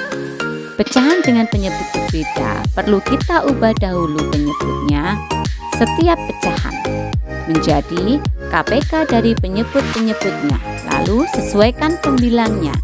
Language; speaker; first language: Indonesian; native; Indonesian